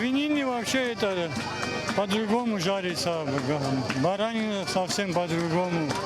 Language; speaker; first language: Russian; non-native, local second language; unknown